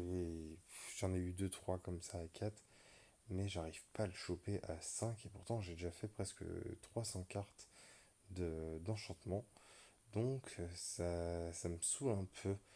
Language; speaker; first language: French; native; French